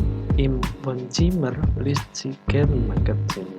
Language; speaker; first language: German; non-native, learner; Indonesian